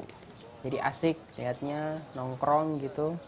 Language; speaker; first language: Indonesian; non-native, local second language; Javanese